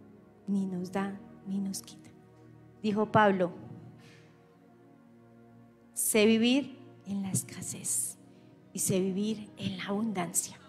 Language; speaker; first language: Spanish; native; Spanish